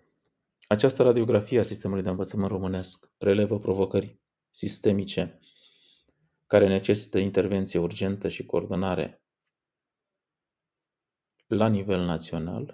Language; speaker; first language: Romanian; native; Romanian